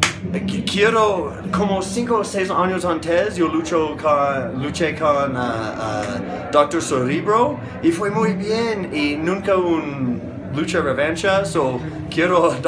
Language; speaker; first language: Spanish; non-native, learner; English